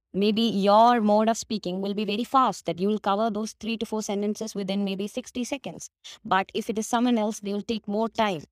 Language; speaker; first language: English; non-native, local second language; Malayalam